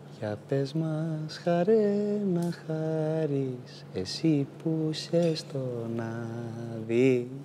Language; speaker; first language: Greek; native; Greek